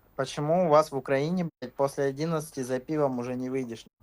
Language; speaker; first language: Russian; native; Russian